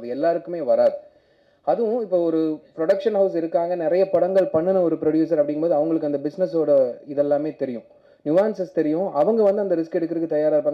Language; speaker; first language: Tamil; native; Tamil